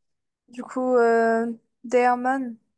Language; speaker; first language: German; non-native, learner; French